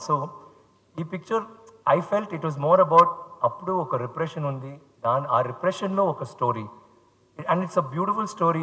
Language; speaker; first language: Telugu; non-native, fluent; Tamil